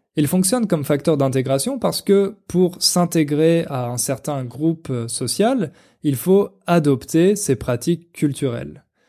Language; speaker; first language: French; native; French